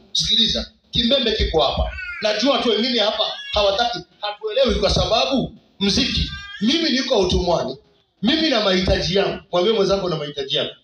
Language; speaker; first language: Swahili; native; Swahili